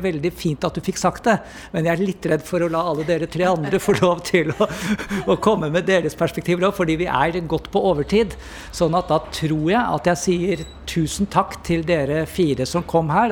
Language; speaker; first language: Norwegian; native; Norwegian